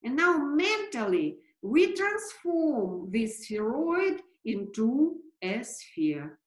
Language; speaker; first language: English; non-native, fluent; Russian